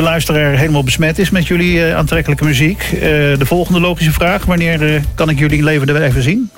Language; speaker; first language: Dutch; native; Dutch